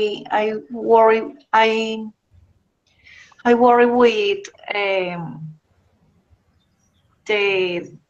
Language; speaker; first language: English; non-native, learner; Spanish